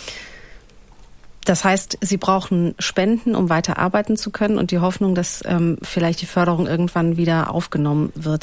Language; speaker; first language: German; native; German